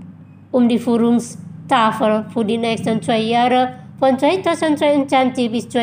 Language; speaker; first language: German; non-native, fluent; Indonesian